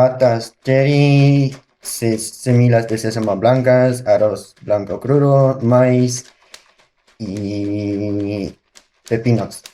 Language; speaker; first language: Spanish; non-native, learner; Dutch